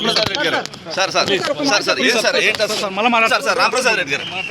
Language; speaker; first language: Telugu; native; Telugu